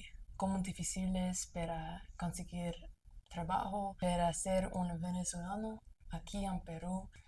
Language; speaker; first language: Spanish; non-native, learner; English